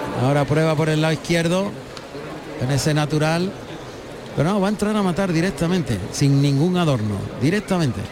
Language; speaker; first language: Spanish; native; Spanish